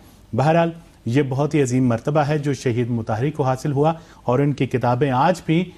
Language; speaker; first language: Urdu; native; Urdu